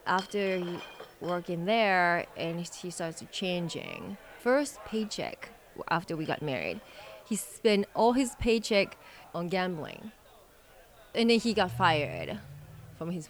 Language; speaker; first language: English; non-native, fluent; Japanese